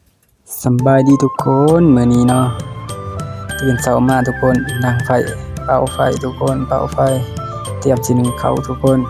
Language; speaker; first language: Thai; non-native, local second language; Northeastern Thai